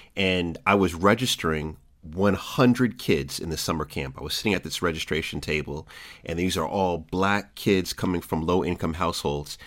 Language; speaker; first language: English; native; English